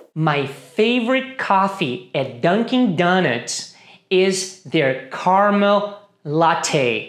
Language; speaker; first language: English; non-native, fluent; Portuguese